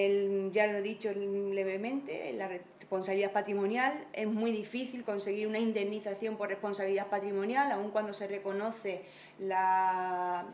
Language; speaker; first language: Spanish; native; Spanish